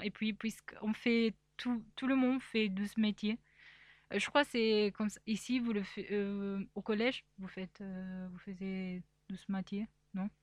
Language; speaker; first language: French; non-native, fluent; Italian